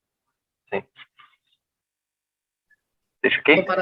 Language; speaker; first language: Portuguese; non-native, fluent; Spanish